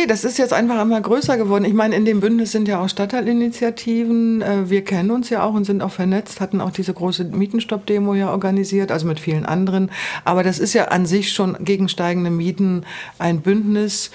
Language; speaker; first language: German; native; German